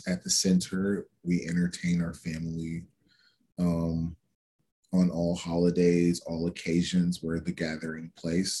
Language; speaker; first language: English; native; English